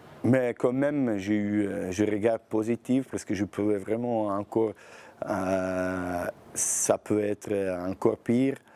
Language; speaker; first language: French; non-native, fluent; Bosnian